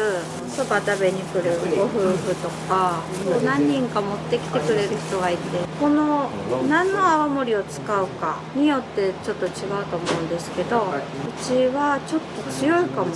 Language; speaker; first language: Japanese; native; Japanese